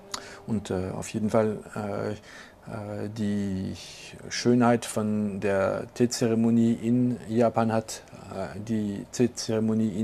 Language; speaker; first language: German; non-native, local second language; French